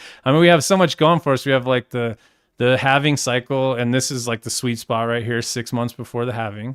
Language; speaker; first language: English; native; English